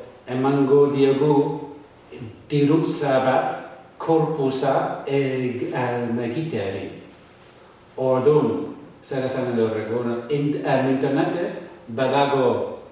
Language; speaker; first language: Basque; non-native, fluent; English